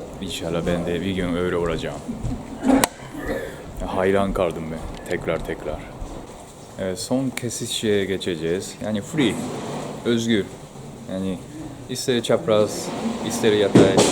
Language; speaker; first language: Turkish; non-native, fluent; Japanese